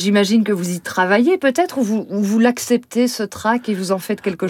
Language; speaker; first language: French; native; French